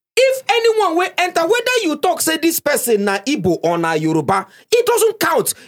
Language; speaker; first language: English; non-native, local second language; Igbo